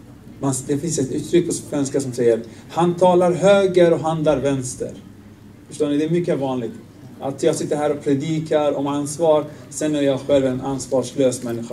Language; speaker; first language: Swedish; non-native, fluent; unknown